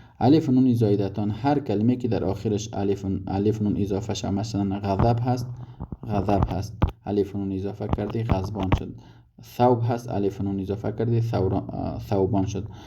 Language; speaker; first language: Persian; native; Persian